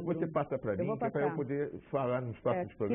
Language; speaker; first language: Portuguese; native; Portuguese